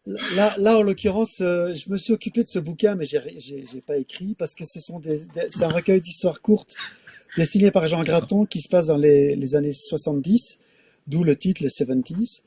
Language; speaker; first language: French; native; French